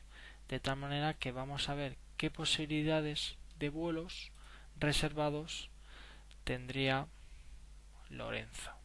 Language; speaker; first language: Spanish; native; Spanish